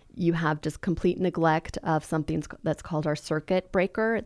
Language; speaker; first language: English; native; English